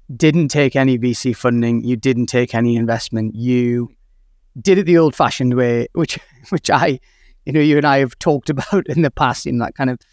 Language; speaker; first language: English; native; English